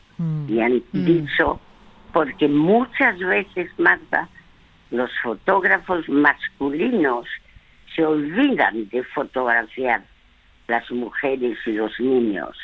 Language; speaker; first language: Spanish; early bilingual, other home language; French